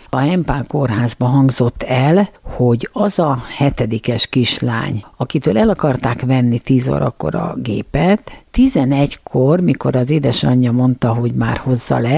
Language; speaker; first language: Hungarian; native; Hungarian